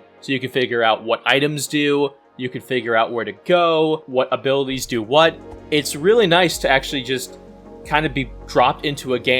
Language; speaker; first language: English; native; English